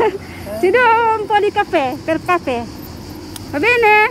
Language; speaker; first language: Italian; non-native, learner; Filipino